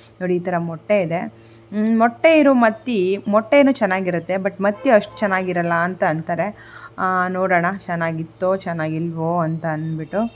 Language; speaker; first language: Kannada; non-native, local second language; Konkani